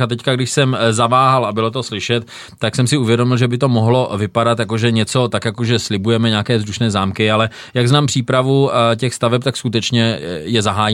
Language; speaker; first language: Czech; native; Czech